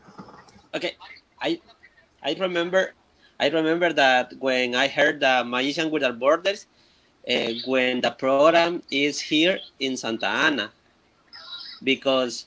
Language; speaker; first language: English; non-native, learner; Spanish